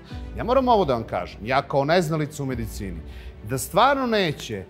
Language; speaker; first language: Serbian; native; Serbian